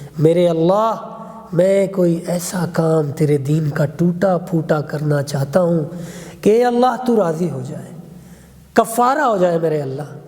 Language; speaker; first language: Urdu; non-native, local second language; Pashto